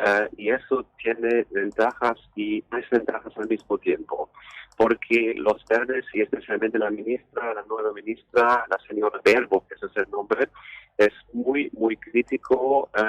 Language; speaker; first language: Spanish; non-native, fluent; German